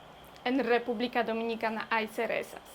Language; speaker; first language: Spanish; non-native, fluent; Polish